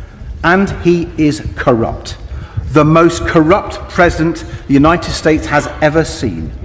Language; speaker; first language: English; native; English